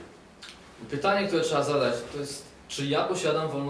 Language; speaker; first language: Polish; native; Polish